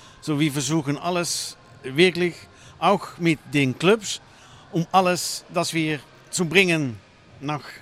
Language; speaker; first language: German; non-native, learner; Dutch